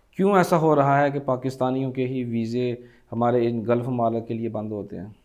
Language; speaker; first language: Urdu; non-native, local second language; Punjabi